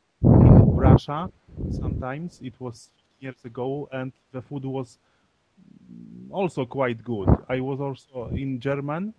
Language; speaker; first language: English; non-native, learner; Polish